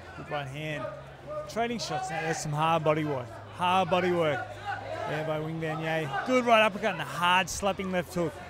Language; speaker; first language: English; native; English